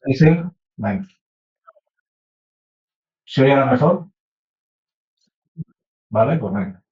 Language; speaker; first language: Spanish; native; Spanish